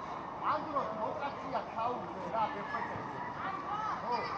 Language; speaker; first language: Georgian; native; Georgian